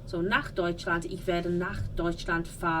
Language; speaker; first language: German; non-native, fluent; English